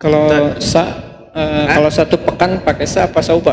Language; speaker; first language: Indonesian; native; Indonesian